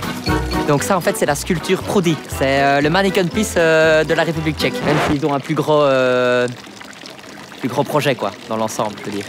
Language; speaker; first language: French; native; French